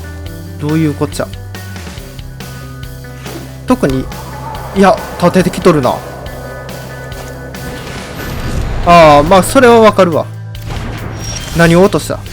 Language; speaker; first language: Japanese; native; Japanese